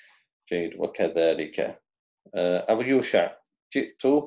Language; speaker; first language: Arabic; non-native, fluent; English